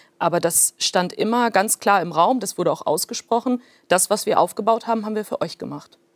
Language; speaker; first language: German; early bilingual, other home language; Plautdietsch